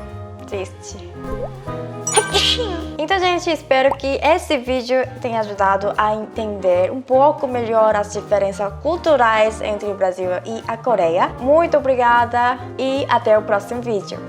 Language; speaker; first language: Portuguese; non-native, fluent; Korean